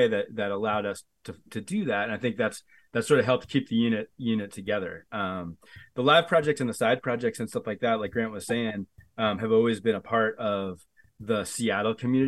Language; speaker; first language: English; native; English